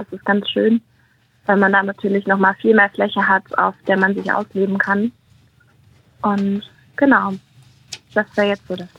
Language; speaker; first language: German; native; German